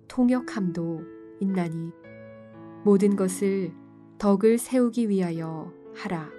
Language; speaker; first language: Korean; native; Korean